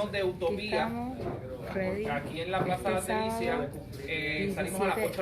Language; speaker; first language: Spanish; native; Spanish